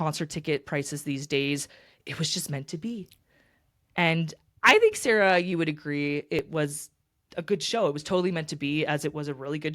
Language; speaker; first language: English; native; English